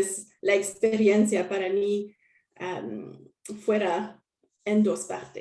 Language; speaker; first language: Spanish; non-native, learner; French